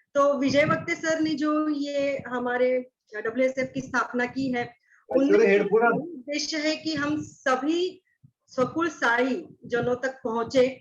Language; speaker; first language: Hindi; non-native, local second language; Marathi